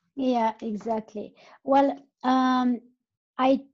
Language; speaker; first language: English; non-native, fluent; Romanian